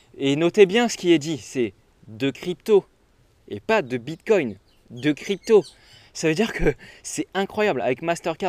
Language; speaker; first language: French; native; French